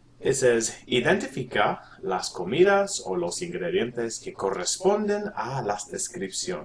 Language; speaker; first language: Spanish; non-native, fluent; English